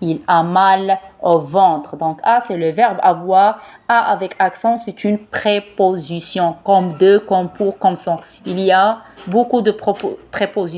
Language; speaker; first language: French; non-native, local second language; Arabic